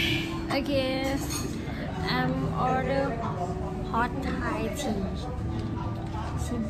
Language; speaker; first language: English; non-native, learner; Thai